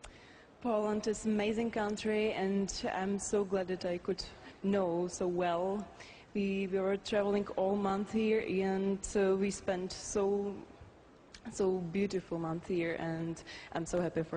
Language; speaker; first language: English; non-native, learner; Czech